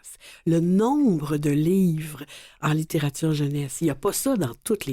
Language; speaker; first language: French; native; French